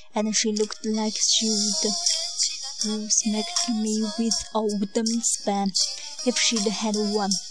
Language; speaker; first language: English; non-native, learner; Chinese